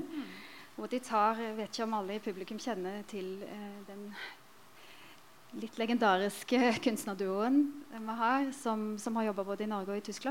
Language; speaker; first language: Norwegian; native; Norwegian